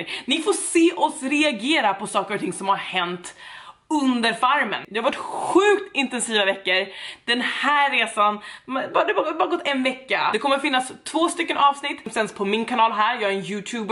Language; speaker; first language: Swedish; native; Swedish